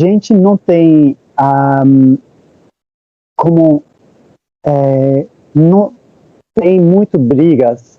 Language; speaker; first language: Portuguese; non-native, learner; Turkish